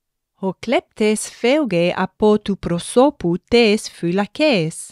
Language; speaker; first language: Greek; non-native, fluent; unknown